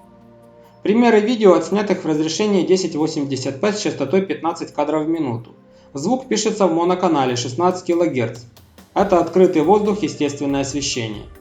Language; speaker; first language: Russian; native; Russian